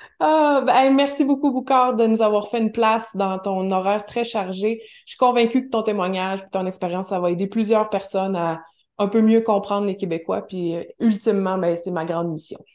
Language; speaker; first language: French; native; French